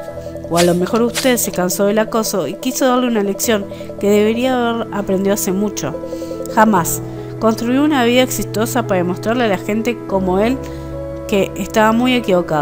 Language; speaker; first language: Spanish; native; Spanish